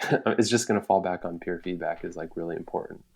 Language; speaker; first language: English; native; English